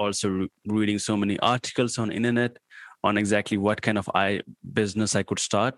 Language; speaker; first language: English; non-native, local second language; Hindi